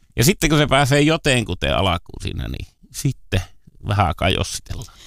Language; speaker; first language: Finnish; native; Finnish